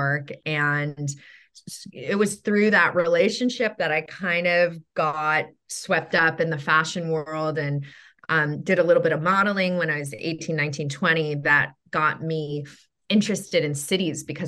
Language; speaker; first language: English; native; English